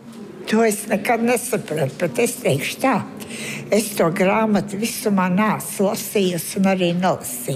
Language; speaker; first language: Latvian; non-native, fluent; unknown